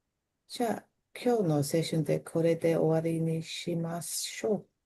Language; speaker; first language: Japanese; non-native, fluent; Chinese